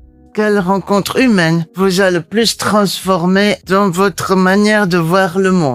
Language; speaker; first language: French; native; French